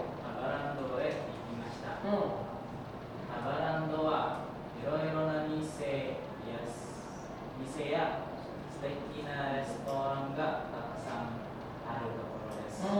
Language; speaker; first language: Japanese; non-native, learner; Indonesian